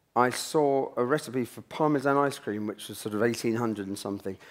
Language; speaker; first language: English; native; English